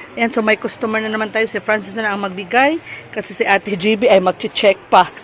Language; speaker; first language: Filipino; non-native, local second language; Cebuano